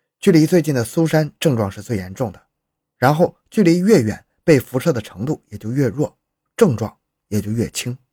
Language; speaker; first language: Chinese; native; Chinese